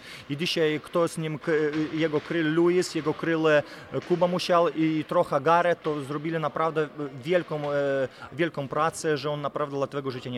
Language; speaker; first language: Polish; non-native, fluent; Lithuanian